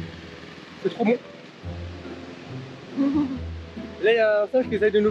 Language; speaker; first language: French; native; French